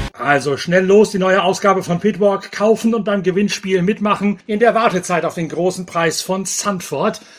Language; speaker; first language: German; native; German